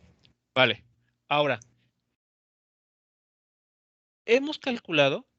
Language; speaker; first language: Spanish; native; Spanish